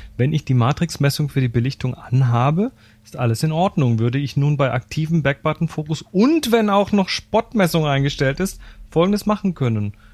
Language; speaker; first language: German; native; German